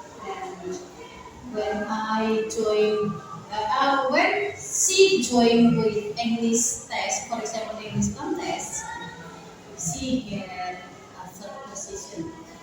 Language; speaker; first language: English; non-native, learner; Indonesian